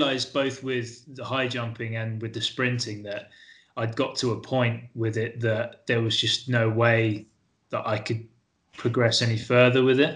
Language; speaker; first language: English; native; English